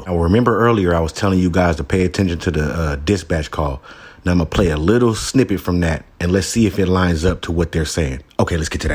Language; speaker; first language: English; native; English